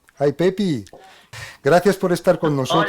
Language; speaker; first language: Spanish; non-native, fluent; French